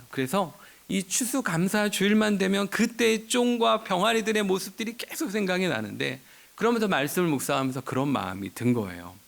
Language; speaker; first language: Korean; native; Korean